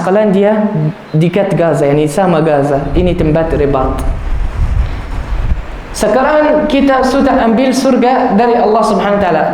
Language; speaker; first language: Indonesian; non-native, learner; Arabic